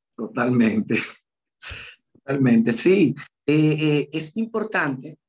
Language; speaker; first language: Spanish; native; Spanish